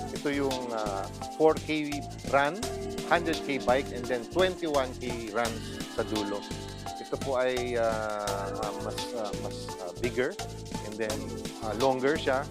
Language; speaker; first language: Filipino; native; Filipino